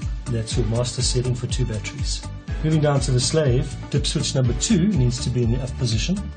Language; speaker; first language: English; native; English